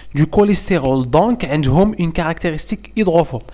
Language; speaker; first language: French; non-native, local second language; Arabic